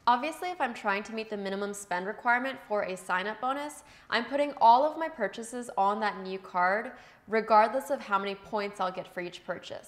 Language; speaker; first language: English; native; English